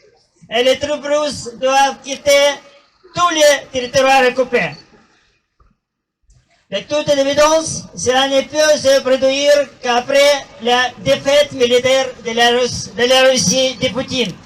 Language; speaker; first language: French; non-native, learner; Russian